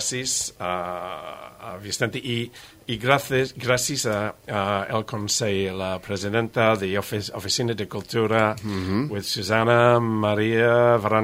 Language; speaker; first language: Spanish; non-native, learner; English